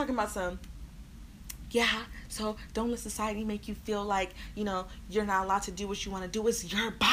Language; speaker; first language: English; native; English